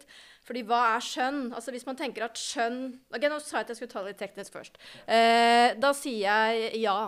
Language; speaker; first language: Norwegian; native; Norwegian